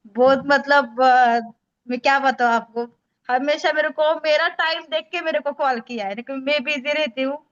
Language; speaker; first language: Hindi; non-native, local second language; Marathi